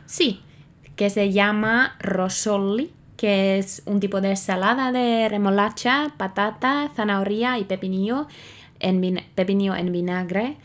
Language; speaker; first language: Spanish; non-native, fluent; Finnish